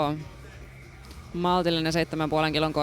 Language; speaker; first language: Finnish; native; Finnish